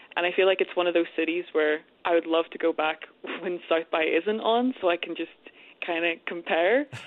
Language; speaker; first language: English; native; English